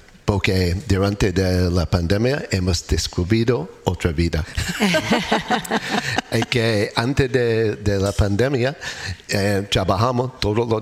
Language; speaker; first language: Spanish; non-native, learner; English